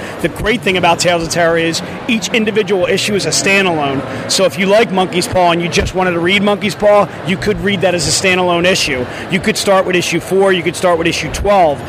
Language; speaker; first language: English; native; English